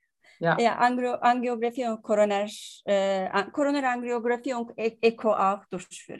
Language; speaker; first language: German; non-native, learner; Turkish